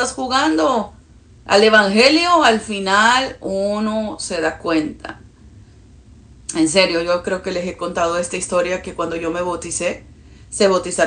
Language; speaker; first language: Spanish; early bilingual, heritage; Spanish